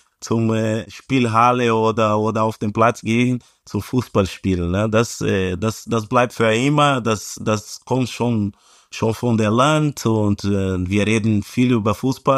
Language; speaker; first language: German; non-native, fluent; Portuguese